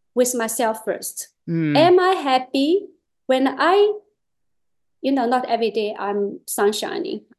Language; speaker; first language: English; non-native, learner; Chinese